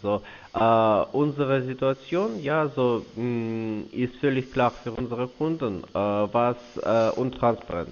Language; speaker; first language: German; non-native, fluent; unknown